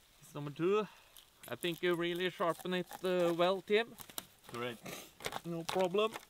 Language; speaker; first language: English; non-native, fluent; Norwegian